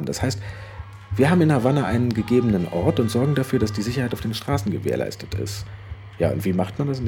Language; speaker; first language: German; native; German